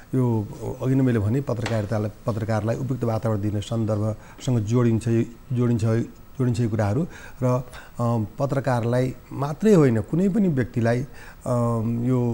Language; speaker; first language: Nepali; non-native, local second language; Maithili